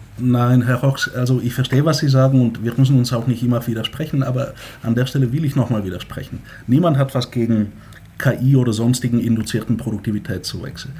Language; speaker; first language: German; non-native, fluent; Bulgarian